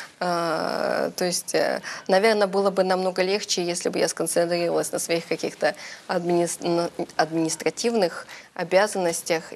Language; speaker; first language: Russian; early bilingual, heritage; Russian